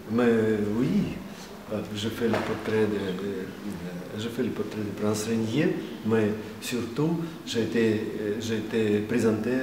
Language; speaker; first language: French; non-native, fluent; Russian